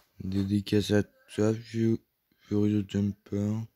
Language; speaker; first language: French; native; French